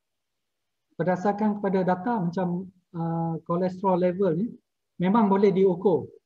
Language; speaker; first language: Malay; native; Malay